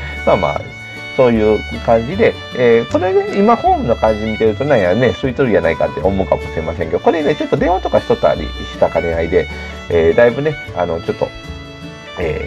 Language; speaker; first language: Japanese; native; Japanese